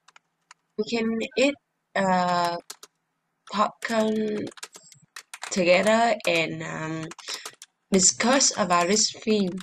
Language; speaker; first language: English; non-native, learner; Vietnamese